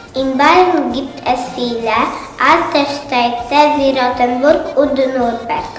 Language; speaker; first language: German; non-native, learner; Polish